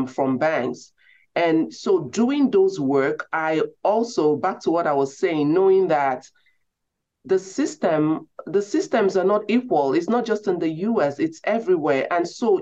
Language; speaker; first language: English; non-native, local second language; Igbo